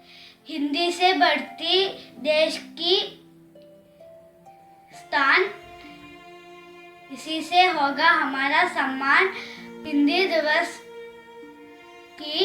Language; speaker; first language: Hindi; non-native, local second language; Malayalam